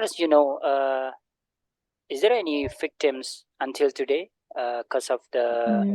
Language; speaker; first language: English; non-native, learner; Indonesian